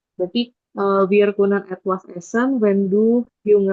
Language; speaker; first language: German; non-native, learner; Indonesian